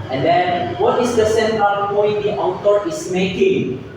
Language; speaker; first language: English; non-native, fluent; Indonesian